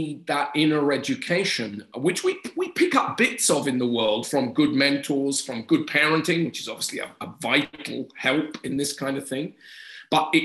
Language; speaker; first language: English; native; English